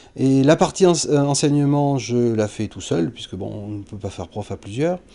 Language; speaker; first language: French; native; French